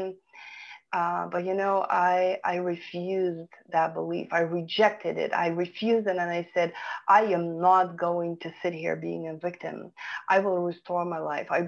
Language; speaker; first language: English; non-native, fluent; Lithuanian